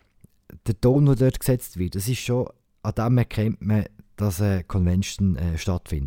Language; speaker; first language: German; native; German